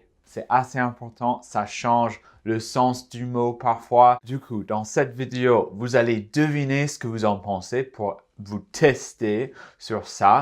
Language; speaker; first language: French; non-native, fluent; English